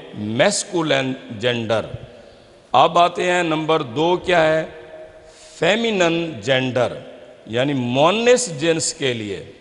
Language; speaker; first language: Urdu; non-native, local second language; Saraiki